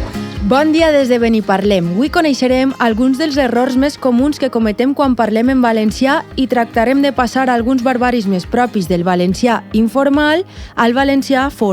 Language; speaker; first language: Catalan; native; Catalan